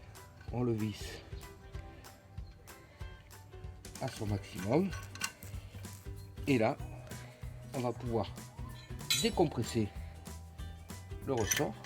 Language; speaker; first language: French; native; French